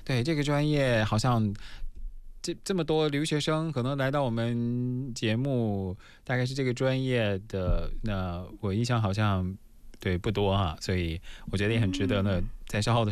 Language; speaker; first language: Chinese; native; Chinese